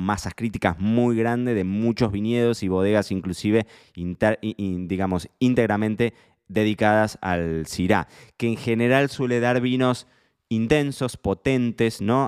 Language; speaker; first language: Spanish; native; Spanish